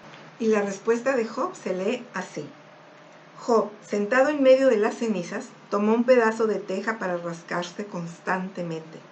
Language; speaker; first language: Spanish; native; Spanish